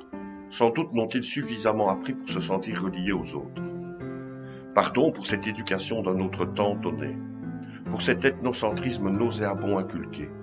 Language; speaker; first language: French; native; French